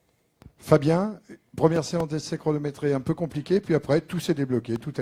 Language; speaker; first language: French; native; French